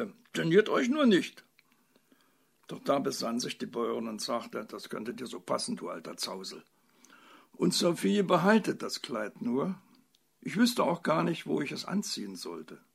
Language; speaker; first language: German; native; German